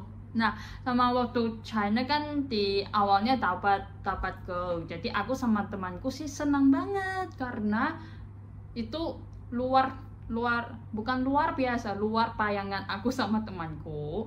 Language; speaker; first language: Indonesian; non-native, fluent; Chinese